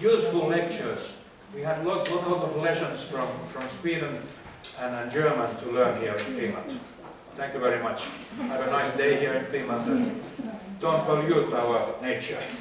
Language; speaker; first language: English; non-native, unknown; Finnish